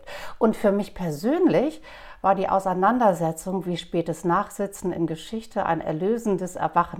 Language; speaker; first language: German; native; German